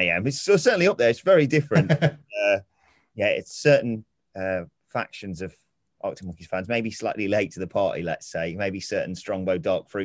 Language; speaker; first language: English; native; English